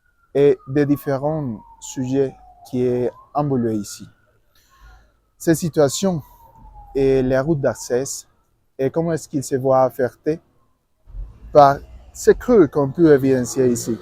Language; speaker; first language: French; non-native, learner; Spanish